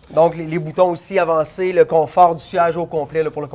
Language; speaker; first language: French; native; French